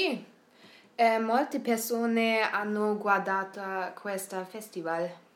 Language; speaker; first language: Italian; non-native, learner; German